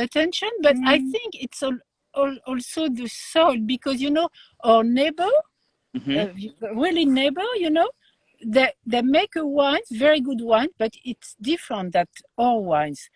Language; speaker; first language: English; non-native, learner; French